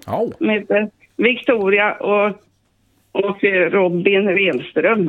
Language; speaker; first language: Swedish; native; Swedish